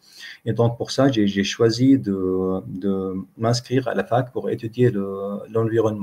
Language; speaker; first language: French; non-native, fluent; Arabic